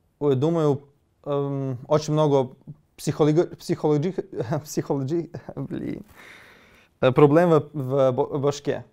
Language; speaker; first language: Russian; non-native, learner; Serbian